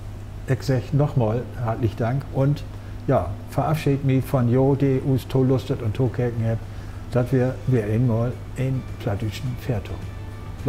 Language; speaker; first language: German; native; German